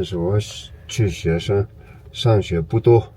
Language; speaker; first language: Chinese; non-native, local second language; Tibetan